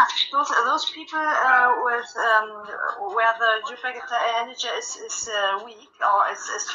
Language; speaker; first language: English; non-native, fluent; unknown